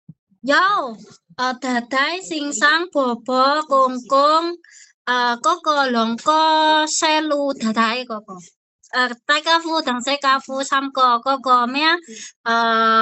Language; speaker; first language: Cantonese; non-native, learner; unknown